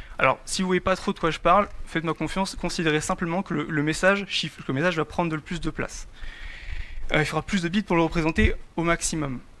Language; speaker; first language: French; native; French